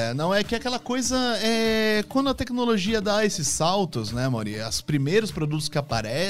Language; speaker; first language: Portuguese; native; Portuguese